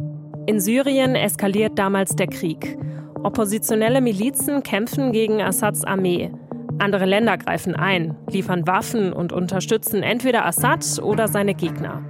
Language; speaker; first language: German; native; German